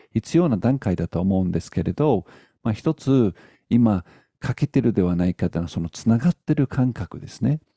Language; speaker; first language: Japanese; native; Japanese